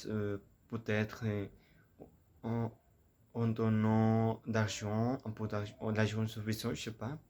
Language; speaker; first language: French; non-native, learner; Spanish